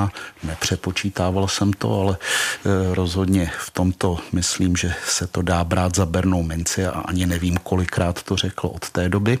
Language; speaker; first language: Czech; native; Czech